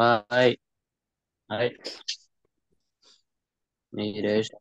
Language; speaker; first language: Japanese; non-native, learner; Indonesian